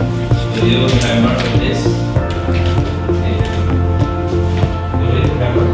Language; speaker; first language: English; non-native, fluent; Indonesian